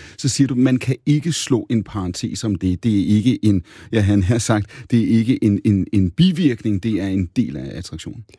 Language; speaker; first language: Danish; native; Danish